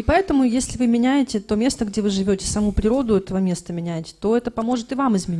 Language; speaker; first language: Russian; native; Russian